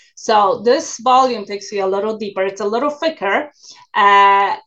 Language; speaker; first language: English; non-native, fluent; Polish